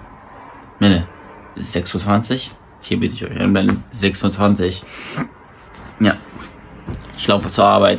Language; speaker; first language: German; early bilingual, other home language; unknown